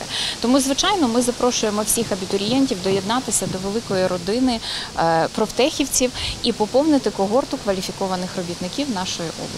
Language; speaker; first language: Ukrainian; native; Ukrainian